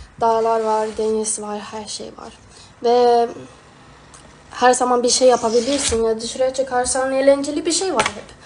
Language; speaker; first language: Turkish; non-native, fluent; Swedish